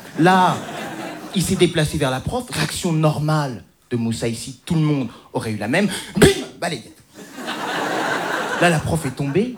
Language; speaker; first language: French; native; French